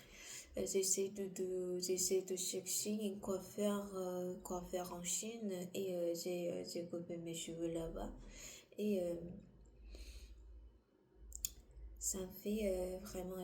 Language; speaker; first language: French; non-native, learner; Korean